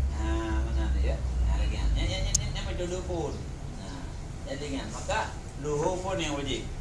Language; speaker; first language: Malay; non-native, local second language; Achinese